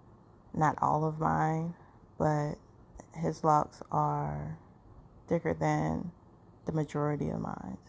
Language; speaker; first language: English; native; English